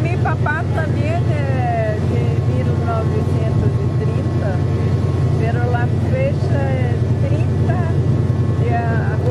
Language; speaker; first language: Spanish; non-native, learner; Portuguese